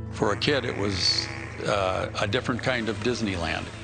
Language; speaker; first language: English; native; English